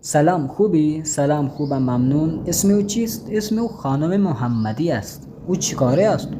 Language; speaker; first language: Persian; non-native, fluent; Urdu